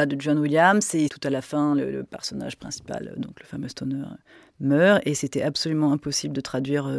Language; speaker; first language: French; native; French